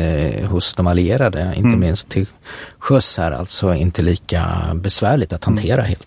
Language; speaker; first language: Swedish; native; Swedish